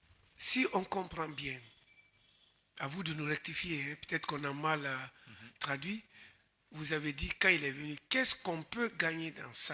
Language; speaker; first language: French; native; French